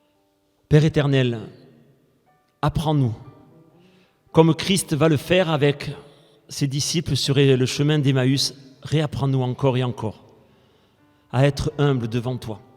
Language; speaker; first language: French; native; French